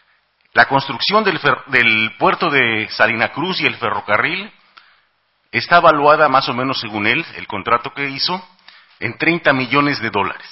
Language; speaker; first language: Spanish; native; Spanish